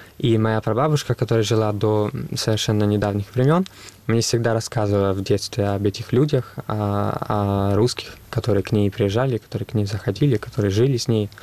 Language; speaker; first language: Russian; non-native, fluent; Italian